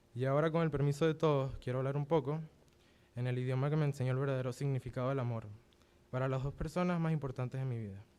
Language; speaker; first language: Spanish; early bilingual, other home language; English